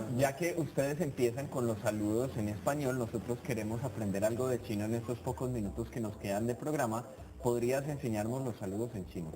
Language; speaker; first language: Spanish; native; Spanish